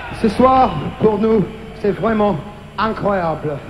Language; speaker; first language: French; non-native, learner; English